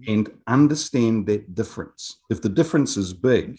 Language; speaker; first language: English; native; English